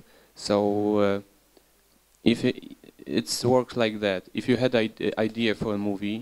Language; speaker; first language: English; non-native, learner; Polish